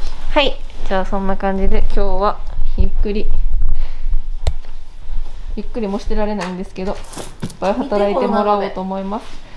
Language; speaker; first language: Japanese; native; Japanese